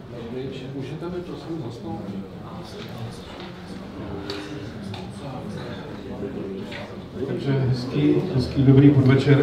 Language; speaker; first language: Czech; native; Czech